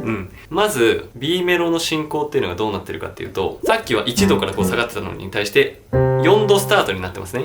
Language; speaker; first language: Japanese; native; Japanese